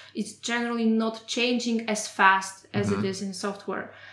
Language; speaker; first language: English; non-native, fluent; Polish